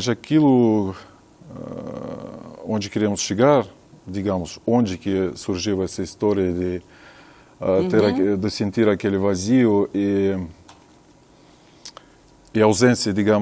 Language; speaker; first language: Portuguese; non-native, fluent; Russian